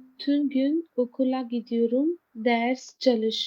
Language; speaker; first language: Turkish; non-native, learner; Urdu